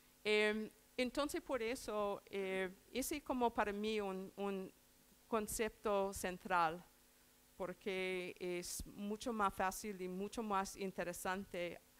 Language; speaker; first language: Spanish; non-native, learner; English